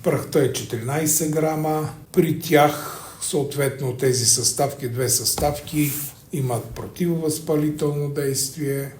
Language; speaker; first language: Bulgarian; native; Bulgarian